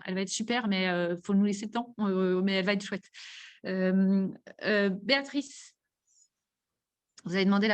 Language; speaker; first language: French; native; French